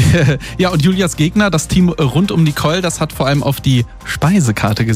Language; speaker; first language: German; native; German